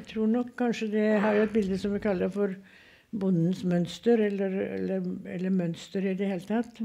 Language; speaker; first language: Norwegian; native; Norwegian